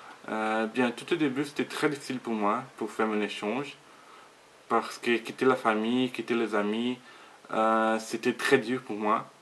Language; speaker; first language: French; non-native, learner; Portuguese